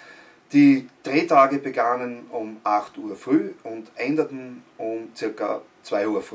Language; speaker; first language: German; native; German